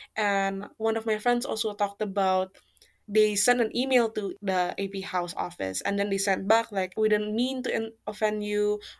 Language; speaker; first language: English; non-native, fluent; Indonesian